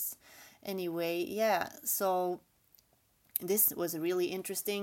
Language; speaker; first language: English; non-native, fluent; Dutch